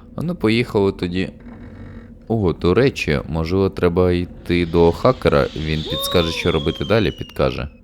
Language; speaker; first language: Ukrainian; native; Ukrainian